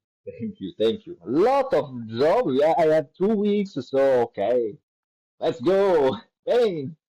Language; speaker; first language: English; non-native, learner; Italian